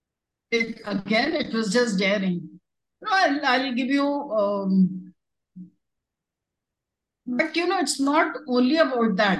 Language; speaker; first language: English; non-native, local second language; Hindi